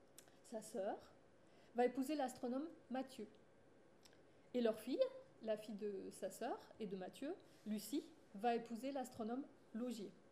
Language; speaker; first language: French; native; French